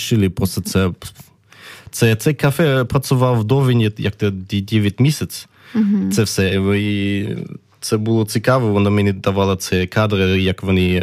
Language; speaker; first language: Ukrainian; non-native, learner; German